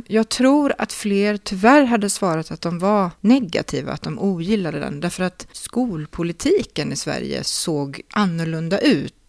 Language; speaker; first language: Swedish; native; Swedish